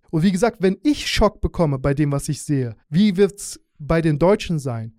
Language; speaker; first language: German; early bilingual, other home language; Russian